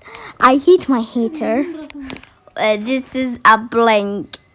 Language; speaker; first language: English; non-native, learner; Arabic